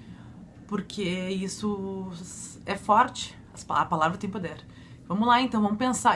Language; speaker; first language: Portuguese; native; Portuguese